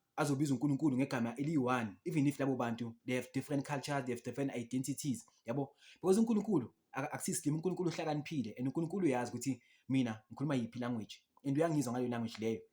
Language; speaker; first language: Zulu; non-native, local second language; Xhosa